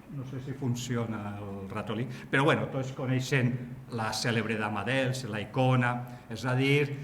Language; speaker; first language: Catalan; native; Catalan